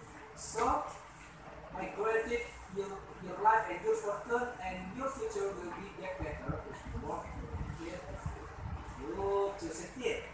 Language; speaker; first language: English; non-native, learner; Indonesian